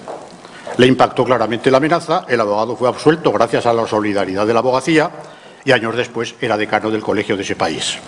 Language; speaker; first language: Spanish; native; Spanish